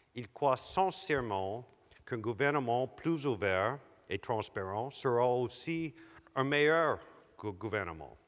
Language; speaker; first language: French; non-native, local second language; English